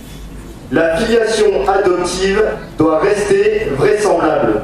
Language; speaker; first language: French; native; French